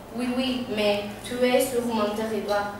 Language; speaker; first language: French; non-native, learner; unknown